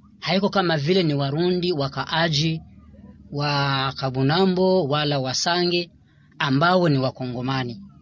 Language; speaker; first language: Swahili; non-native, local second language; Rundi